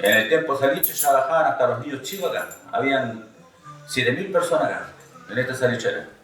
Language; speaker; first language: Spanish; native; Spanish